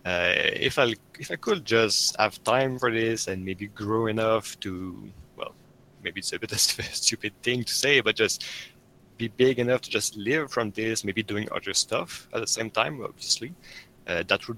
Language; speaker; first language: English; non-native, fluent; French